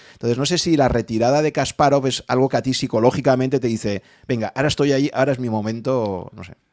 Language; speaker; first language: Spanish; native; Spanish